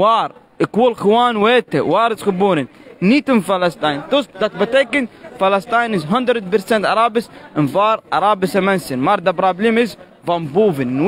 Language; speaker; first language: Dutch; non-native, learner; Arabic